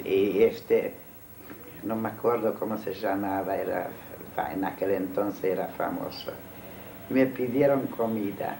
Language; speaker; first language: Spanish; non-native, fluent; Hungarian